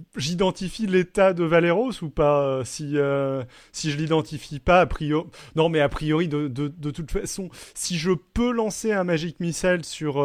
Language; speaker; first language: French; native; French